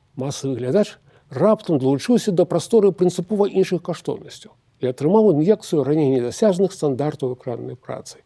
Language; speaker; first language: Belarusian; native; Belarusian